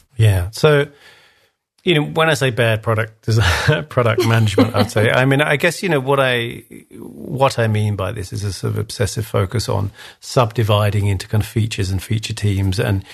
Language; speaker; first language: English; native; English